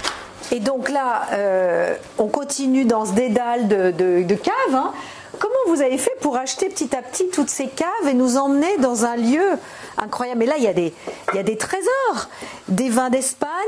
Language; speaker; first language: French; native; French